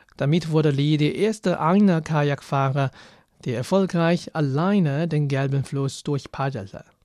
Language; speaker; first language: German; non-native, fluent; Chinese